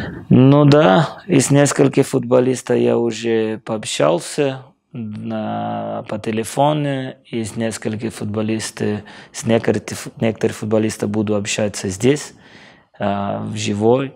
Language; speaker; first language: Russian; non-native, fluent; Portuguese